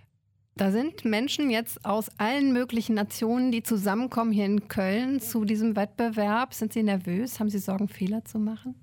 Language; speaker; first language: German; native; German